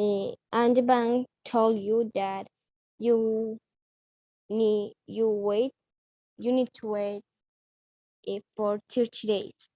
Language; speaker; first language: English; non-native, learner; Spanish